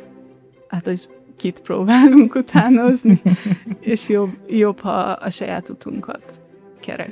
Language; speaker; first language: Hungarian; early bilingual, heritage; Hungarian